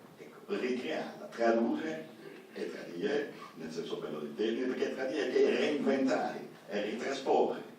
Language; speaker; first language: Italian; non-native, local second language; Sardinian